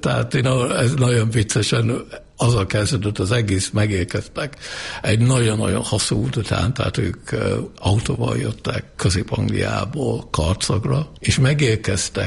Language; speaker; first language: Hungarian; non-native, fluent; English